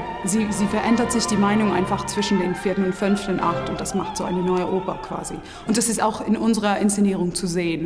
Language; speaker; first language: German; non-native, fluent; English